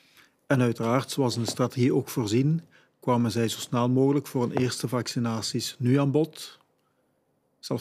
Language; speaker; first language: Dutch; native; Dutch